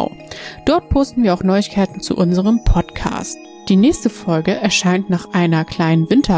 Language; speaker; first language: German; native; German